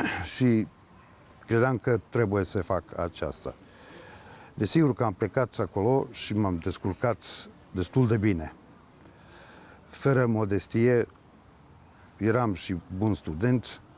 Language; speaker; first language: Romanian; early bilingual, heritage; Serbian